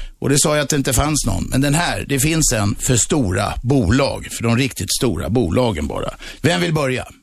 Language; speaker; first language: Swedish; native; Swedish